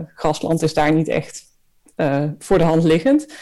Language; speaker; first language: Dutch; native; Dutch